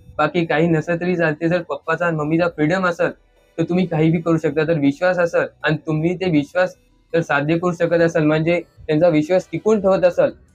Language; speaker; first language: Marathi; native; Marathi